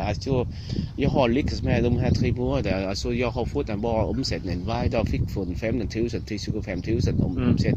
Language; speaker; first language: Swedish; non-native, learner; Vietnamese